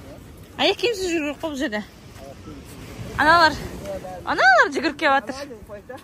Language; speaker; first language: Kazakh; native; Kazakh